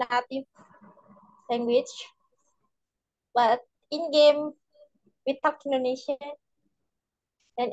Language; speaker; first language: English; non-native, learner; Indonesian